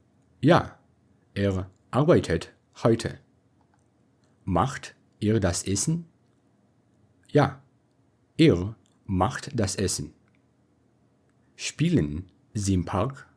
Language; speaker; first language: German; non-native, fluent; English